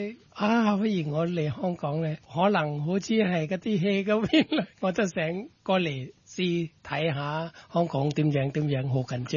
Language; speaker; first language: Cantonese; non-native, fluent; Thai